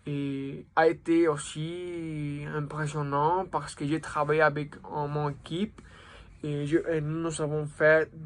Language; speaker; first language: French; non-native, learner; Spanish